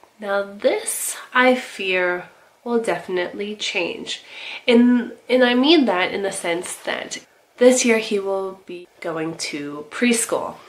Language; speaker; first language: English; native; English